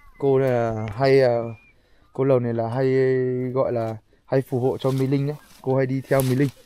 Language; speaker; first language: Vietnamese; non-native, local second language; Hmong